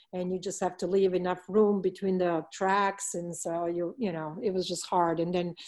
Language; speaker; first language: English; non-native, fluent; Serbian